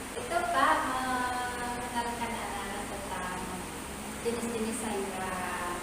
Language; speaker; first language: Indonesian; non-native, local second language; Madurese